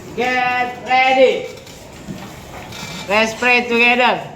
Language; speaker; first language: English; non-native, learner; Indonesian